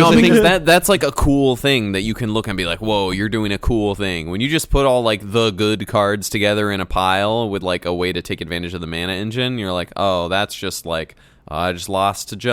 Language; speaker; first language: English; native; English